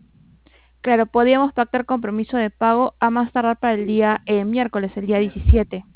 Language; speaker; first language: Spanish; native; Spanish